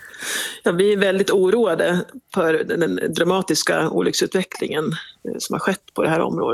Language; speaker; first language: Swedish; native; Swedish